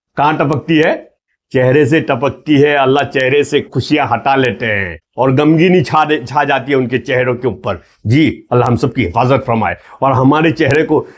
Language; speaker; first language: Hindi; non-native, local second language; Gujarati